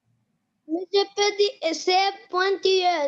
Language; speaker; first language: French; non-native, learner; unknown